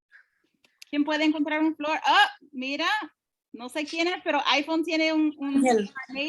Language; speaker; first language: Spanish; early bilingual, heritage; English